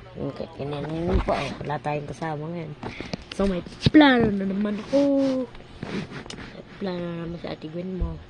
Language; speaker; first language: Filipino; non-native, local second language; Cebuano